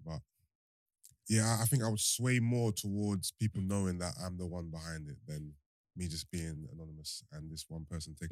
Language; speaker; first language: English; native; English